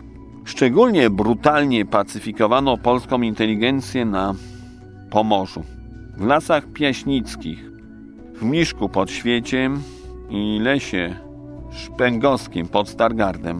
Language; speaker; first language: Polish; native; Polish